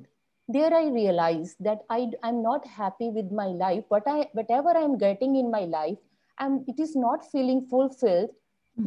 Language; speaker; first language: English; non-native, local second language; Punjabi